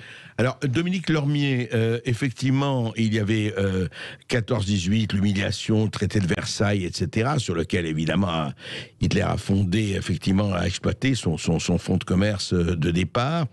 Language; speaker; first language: French; native; French